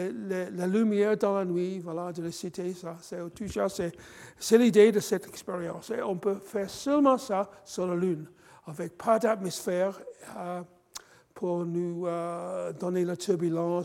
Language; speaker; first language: French; non-native, fluent; English